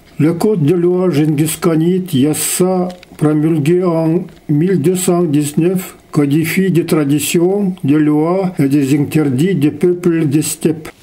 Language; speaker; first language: French; non-native, fluent; Yakut